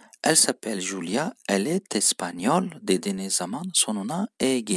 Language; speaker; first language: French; non-native, fluent; Turkish